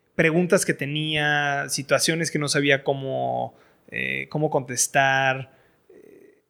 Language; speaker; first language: Spanish; native; Spanish